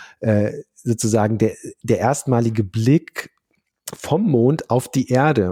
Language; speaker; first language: German; native; German